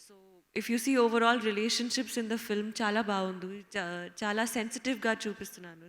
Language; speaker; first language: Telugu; non-native, learner; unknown